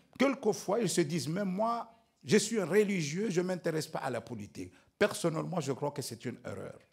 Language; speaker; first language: French; non-native, local second language; Ngazidja Comorian